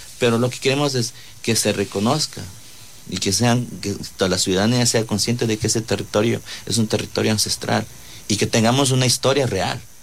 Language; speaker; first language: Spanish; non-native, local second language; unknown